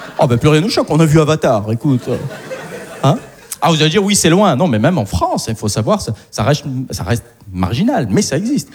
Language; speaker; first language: French; native; French